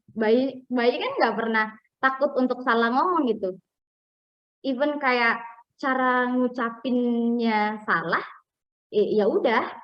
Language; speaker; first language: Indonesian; non-native, local second language; Buginese